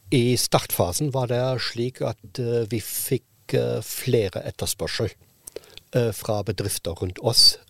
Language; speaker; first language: Norwegian; non-native, fluent; German